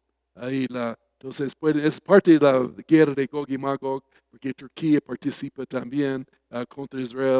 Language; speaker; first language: Spanish; non-native, fluent; English